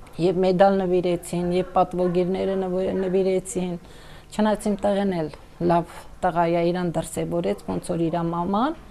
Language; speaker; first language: Armenian; non-native, local second language; Kurdish